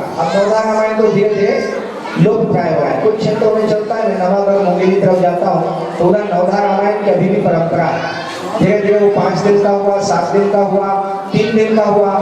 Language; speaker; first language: Hindi; non-native, local second language; Chhattisgarhi